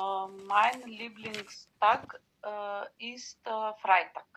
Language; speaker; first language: German; non-native, learner; Macedonian